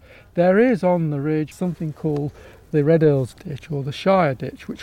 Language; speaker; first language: English; native; English